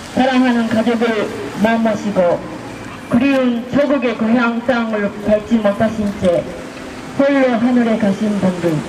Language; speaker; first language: Korean; non-native, fluent; Japanese